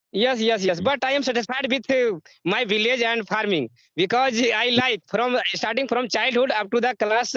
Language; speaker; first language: English; non-native, learner; Hindi